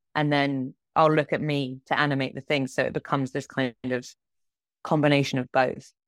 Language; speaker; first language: English; native; English